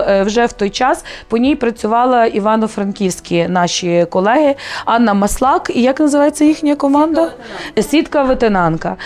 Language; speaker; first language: Ukrainian; native; Ukrainian